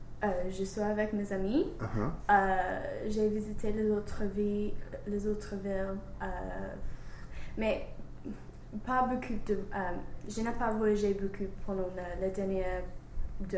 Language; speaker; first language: French; non-native, learner; English